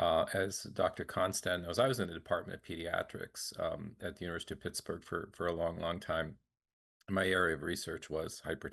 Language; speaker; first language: English; native; English